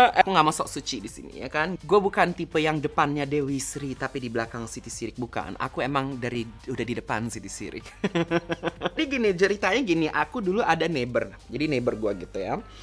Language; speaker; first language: Indonesian; native; Indonesian